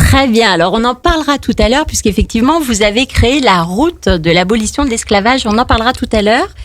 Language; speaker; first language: French; native; French